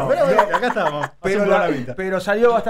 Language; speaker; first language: Spanish; native; Spanish